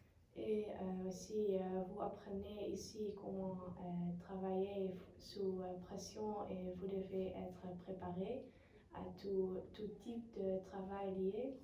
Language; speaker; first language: French; non-native, learner; Dutch